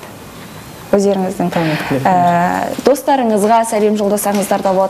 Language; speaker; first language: Kazakh; native; Kazakh